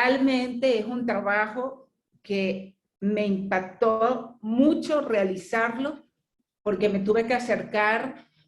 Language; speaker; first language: Spanish; native; Spanish